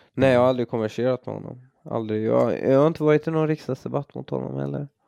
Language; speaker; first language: Swedish; early bilingual, other home language; Persian